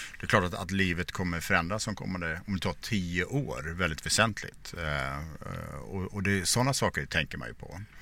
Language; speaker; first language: Swedish; native; Swedish